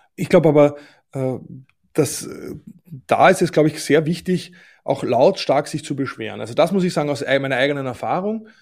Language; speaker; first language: German; native; German